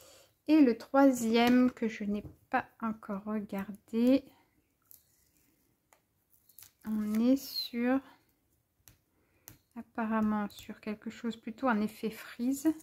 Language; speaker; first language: French; native; French